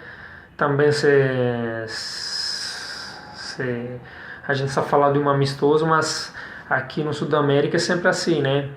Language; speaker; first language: Portuguese; non-native, fluent; Italian